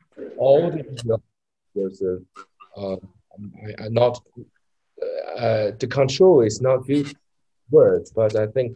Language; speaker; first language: English; non-native, learner; Chinese